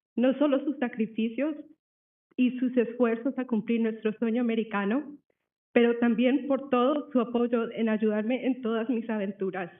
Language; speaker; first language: Spanish; early bilingual, other home language; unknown